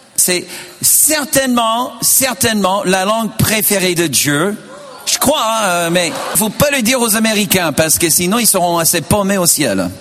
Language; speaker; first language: French; non-native, fluent; English